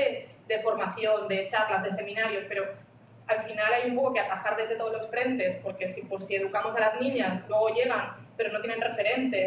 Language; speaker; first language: Spanish; native; Spanish